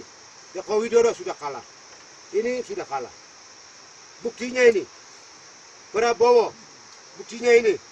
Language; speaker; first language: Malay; non-native, local second language; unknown